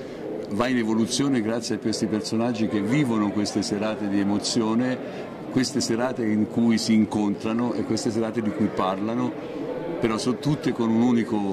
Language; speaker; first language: Italian; native; Italian